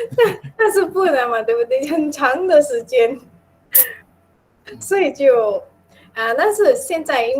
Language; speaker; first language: Chinese; non-native, local second language; Min Nan Chinese